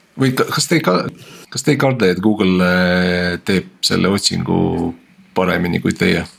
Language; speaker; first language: Estonian; native; Estonian